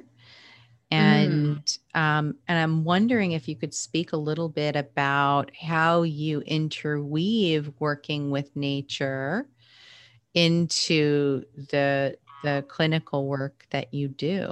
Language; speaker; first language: English; native; English